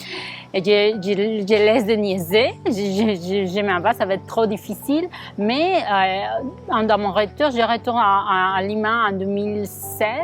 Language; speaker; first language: French; non-native, fluent; Spanish